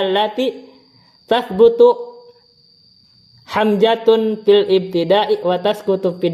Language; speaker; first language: Arabic; non-native, fluent; Indonesian